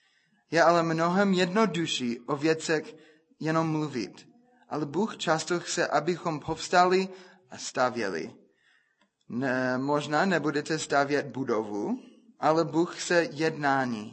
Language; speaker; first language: Czech; non-native, fluent; English